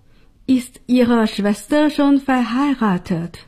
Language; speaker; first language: German; non-native, fluent; Chinese